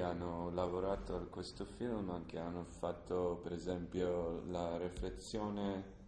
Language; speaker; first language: Italian; non-native, learner; English